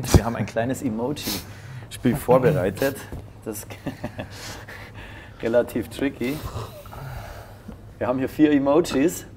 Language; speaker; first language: German; native; German